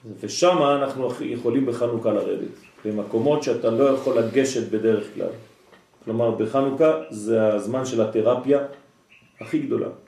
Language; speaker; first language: Hebrew; non-native, fluent; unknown